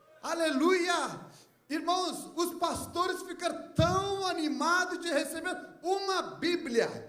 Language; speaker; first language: Portuguese; non-native, fluent; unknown